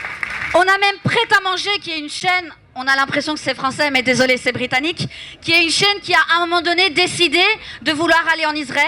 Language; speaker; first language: French; native; French